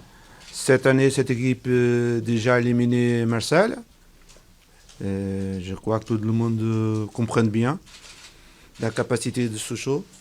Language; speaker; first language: French; non-native, learner; Portuguese